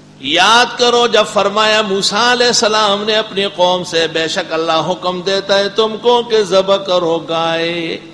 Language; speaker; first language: Urdu; non-native, local second language; Pashto